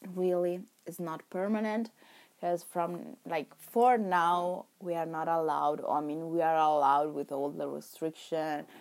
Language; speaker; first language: English; non-native, fluent; Italian